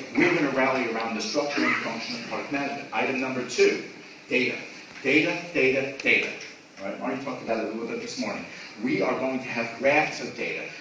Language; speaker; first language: English; native; English